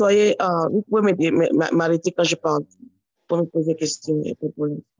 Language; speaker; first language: French; non-native, learner; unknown